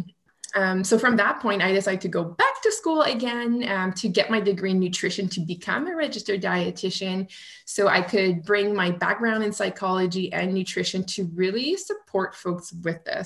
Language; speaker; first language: English; non-native, fluent; French